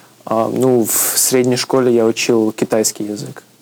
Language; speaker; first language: Russian; early bilingual, heritage; Russian